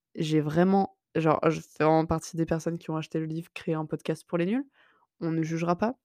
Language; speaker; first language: French; native; French